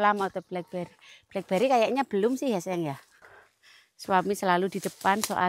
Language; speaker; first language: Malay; non-native, local second language; Javanese